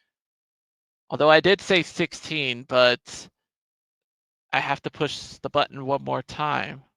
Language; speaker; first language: English; native; English